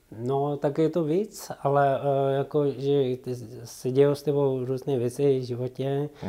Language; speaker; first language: Czech; non-native, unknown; Tibetan